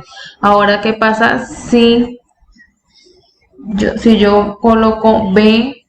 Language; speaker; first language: Spanish; native; Spanish